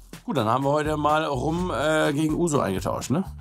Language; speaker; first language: German; native; German